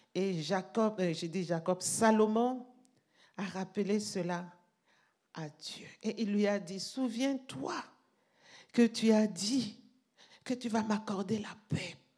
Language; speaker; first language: French; non-native, local second language; Mossi